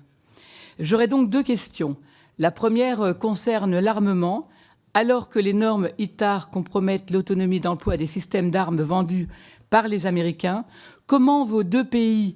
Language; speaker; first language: French; native; French